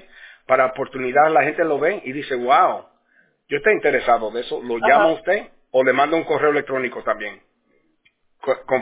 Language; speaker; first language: Spanish; early bilingual, heritage; Spanish